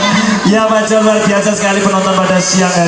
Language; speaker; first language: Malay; non-native, local second language; Javanese